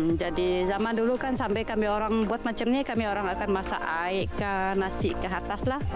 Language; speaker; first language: Malay; non-native, local second language; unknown